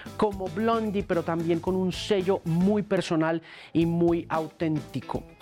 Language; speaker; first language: Spanish; native; Spanish